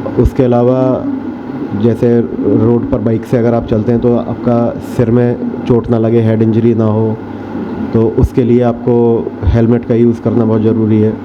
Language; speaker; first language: Hindi; native; Hindi